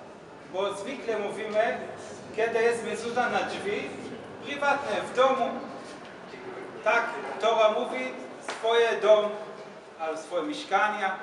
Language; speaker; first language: Polish; non-native, learner; Hebrew